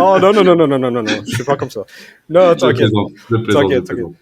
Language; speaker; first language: French; non-native, fluent; English